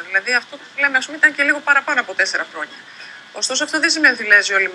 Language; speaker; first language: Greek; native; Greek